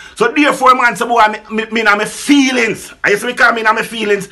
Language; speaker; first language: English; non-native, local second language; Jamaican Creole English